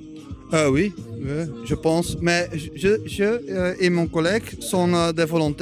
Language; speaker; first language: French; non-native, learner; Dutch